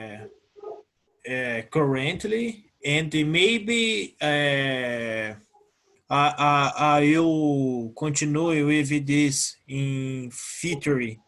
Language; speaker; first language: English; non-native, learner; Portuguese